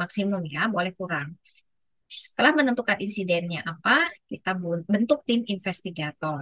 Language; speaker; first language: Indonesian; native; Indonesian